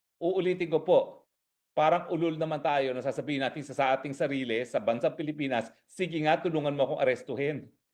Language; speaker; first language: Filipino; native; Filipino